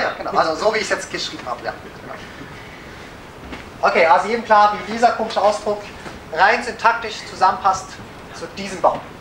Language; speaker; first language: German; native; German